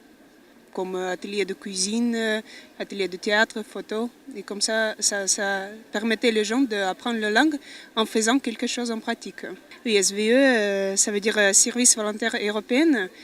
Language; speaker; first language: French; non-native, fluent; Russian